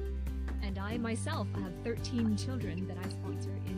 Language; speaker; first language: English; non-native, local second language; Cantonese